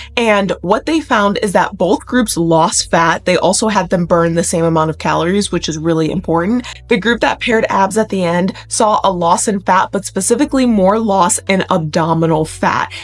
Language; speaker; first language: English; native; English